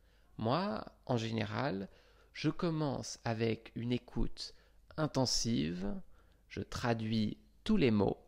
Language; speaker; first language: French; non-native, fluent; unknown